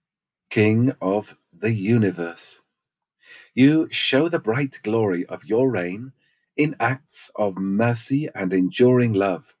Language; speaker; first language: English; native; English